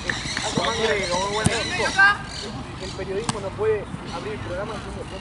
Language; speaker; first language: Spanish; native; Spanish